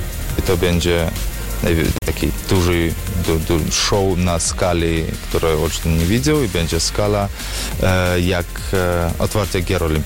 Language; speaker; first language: Polish; non-native, learner; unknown